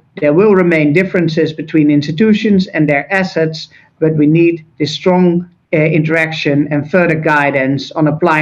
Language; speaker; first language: English; non-native, fluent; Dutch